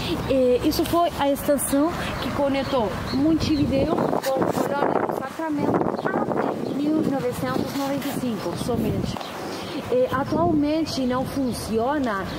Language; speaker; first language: Portuguese; non-native, fluent; Spanish